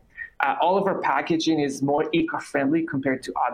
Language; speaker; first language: English; non-native, fluent; Hebrew